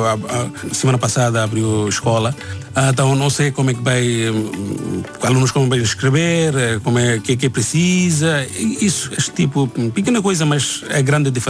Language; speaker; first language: Portuguese; non-native, learner; Bangla